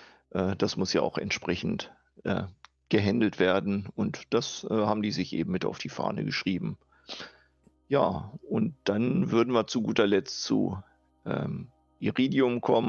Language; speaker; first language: German; native; German